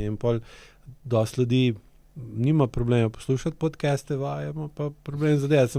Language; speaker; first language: Slovenian; native; Slovenian